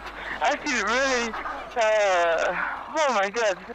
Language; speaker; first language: English; non-native, learner; French